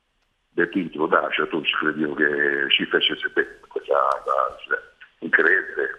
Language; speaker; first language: Romanian; non-native, fluent; Italian